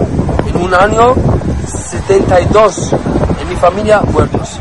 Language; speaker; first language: Spanish; non-native, learner; Arabic